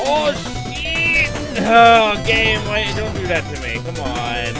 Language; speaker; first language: English; native; English